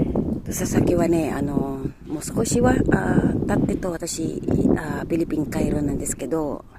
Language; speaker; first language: Japanese; non-native, learner; Filipino